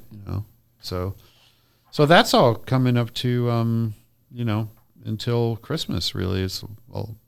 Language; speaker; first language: English; native; English